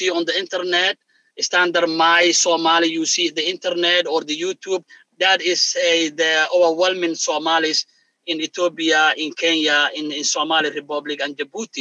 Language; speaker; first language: English; non-native, fluent; Somali